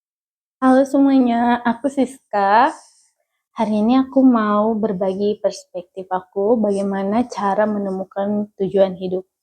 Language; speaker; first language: Indonesian; native; Indonesian